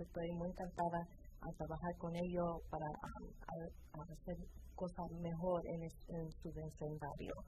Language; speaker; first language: Spanish; early bilingual, heritage; Spanish